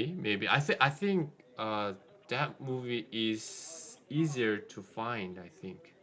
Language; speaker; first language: English; non-native, learner; Korean